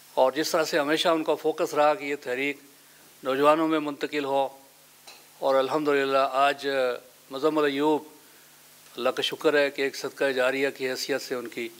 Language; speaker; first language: Urdu; non-native, local second language; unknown